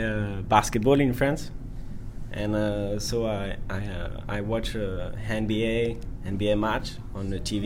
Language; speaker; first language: English; non-native, learner; French